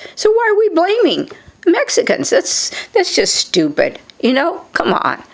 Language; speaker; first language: English; native; English